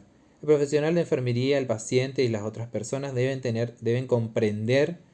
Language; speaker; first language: Spanish; native; Spanish